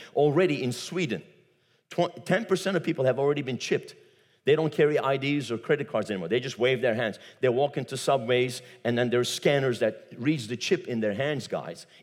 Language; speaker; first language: English; non-native, fluent; Turkish